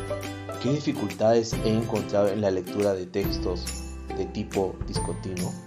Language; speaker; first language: Spanish; native; Spanish